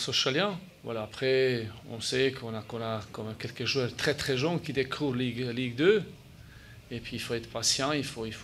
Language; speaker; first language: French; native; French